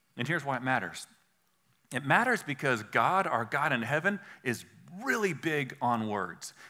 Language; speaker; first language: English; native; English